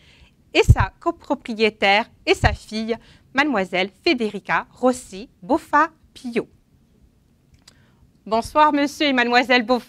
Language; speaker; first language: French; native; French